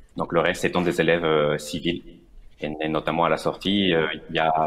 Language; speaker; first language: French; non-native, fluent; Spanish